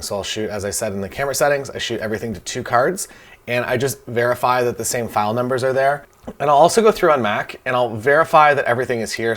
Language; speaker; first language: English; native; English